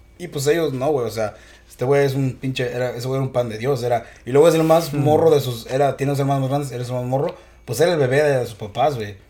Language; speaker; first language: Spanish; early bilingual, heritage; Spanish